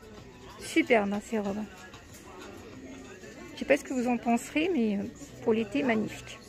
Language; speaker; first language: French; native; French